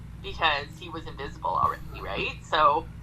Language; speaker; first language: English; native; English